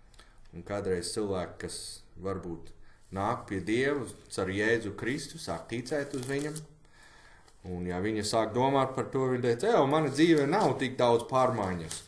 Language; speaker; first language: Latvian; non-native, learner; English